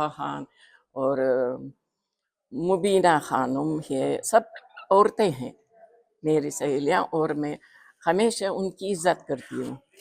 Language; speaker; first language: Hindi; non-native, fluent; Uzbek